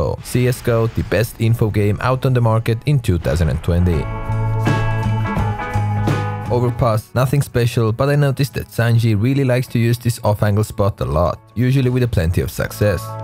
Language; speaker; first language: English; non-native, fluent; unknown